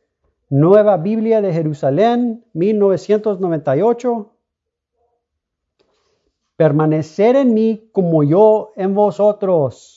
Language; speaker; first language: Spanish; early bilingual, heritage; Spanish